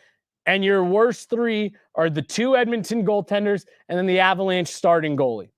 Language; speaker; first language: English; native; English